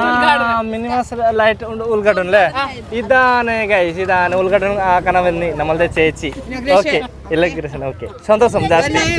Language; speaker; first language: Malayalam; non-native, learner; Bangla